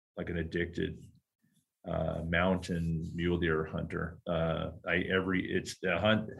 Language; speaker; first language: English; native; English